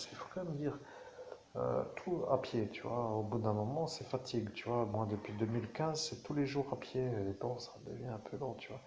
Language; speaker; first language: French; native; French